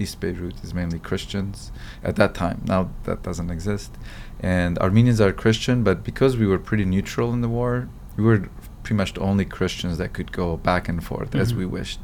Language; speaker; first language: English; non-native, fluent; Arabic